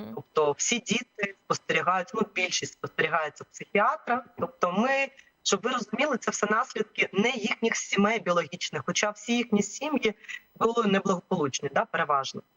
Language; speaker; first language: Ukrainian; native; Ukrainian